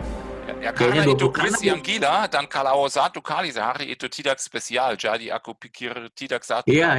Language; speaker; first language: Indonesian; non-native, fluent; German